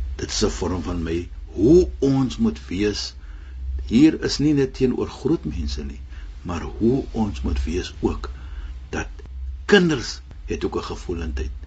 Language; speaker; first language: Afrikaans; non-native, fluent; Arabic